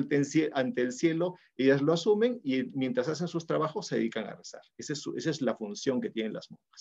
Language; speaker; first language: Spanish; native; Spanish